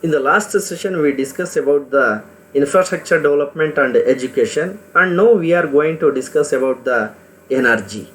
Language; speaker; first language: English; non-native, local second language; Kannada